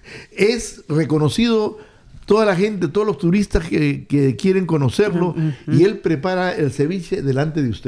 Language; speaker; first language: Spanish; native; Spanish